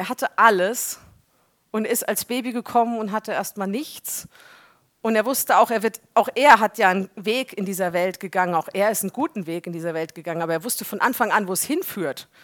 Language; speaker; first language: German; native; German